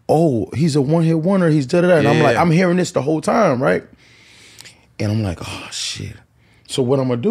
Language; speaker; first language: English; native; English